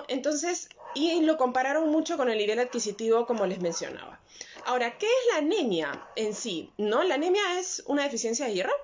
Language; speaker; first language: Spanish; native; Spanish